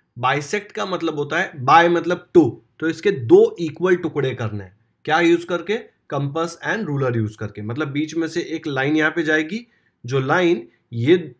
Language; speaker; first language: Hindi; non-native, local second language; Marathi